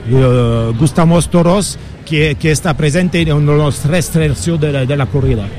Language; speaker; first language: Spanish; non-native, learner; French